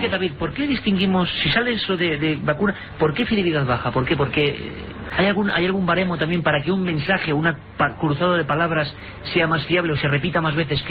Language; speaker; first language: Spanish; native; Spanish